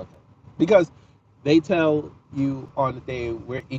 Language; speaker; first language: English; native; English